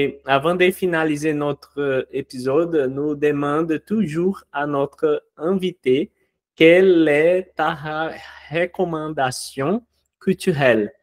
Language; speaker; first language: French; non-native, learner; Portuguese